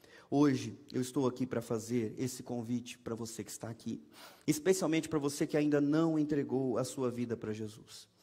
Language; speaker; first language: Portuguese; native; Portuguese